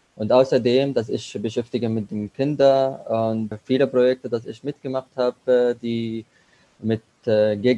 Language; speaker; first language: German; non-native, learner; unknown